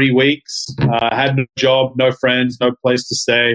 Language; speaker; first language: English; native; English